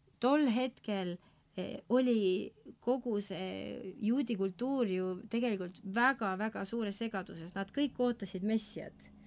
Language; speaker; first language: Estonian; native; Estonian